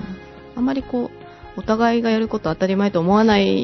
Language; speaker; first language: Japanese; native; Japanese